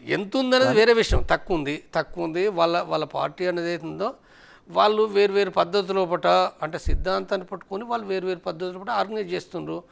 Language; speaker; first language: Telugu; native; Telugu